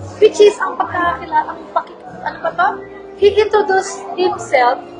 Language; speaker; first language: Filipino; native; Filipino